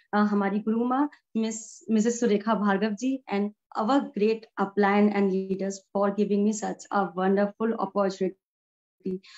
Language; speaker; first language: Hindi; native; Hindi